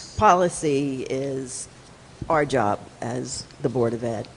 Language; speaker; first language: English; native; English